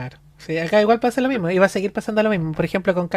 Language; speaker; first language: Spanish; native; Spanish